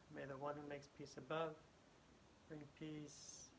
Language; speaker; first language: English; native; English